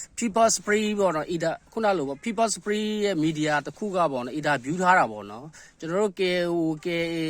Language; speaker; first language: Burmese; non-native, local second language; Kachin